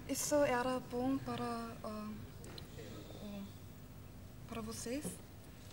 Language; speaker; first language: Portuguese; non-native, learner; German